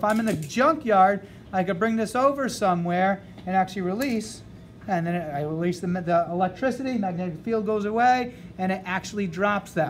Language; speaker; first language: English; native; English